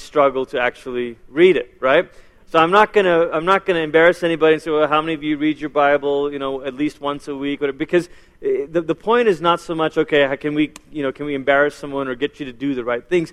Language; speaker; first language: English; native; English